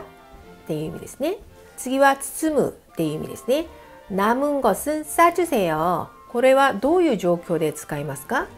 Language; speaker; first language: Japanese; non-native, fluent; Korean